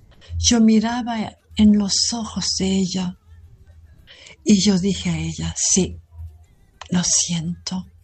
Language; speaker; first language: Spanish; non-native, fluent; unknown